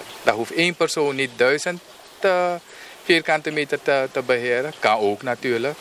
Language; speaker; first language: Dutch; non-native, local second language; Papiamento